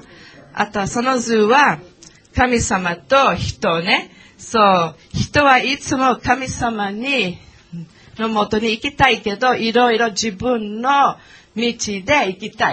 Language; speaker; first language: Japanese; non-native, learner; English